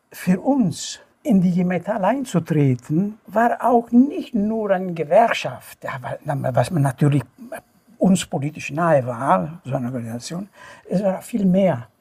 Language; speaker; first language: German; non-native, fluent; Italian